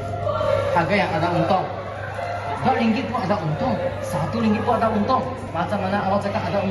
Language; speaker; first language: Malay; non-native, local second language; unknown